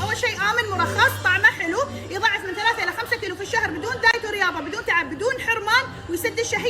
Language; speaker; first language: Arabic; native; Arabic